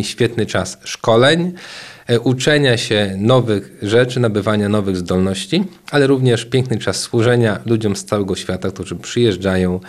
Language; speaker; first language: Polish; native; Polish